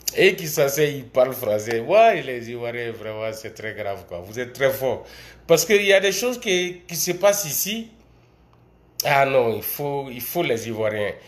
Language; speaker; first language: French; non-native, local second language; Bambara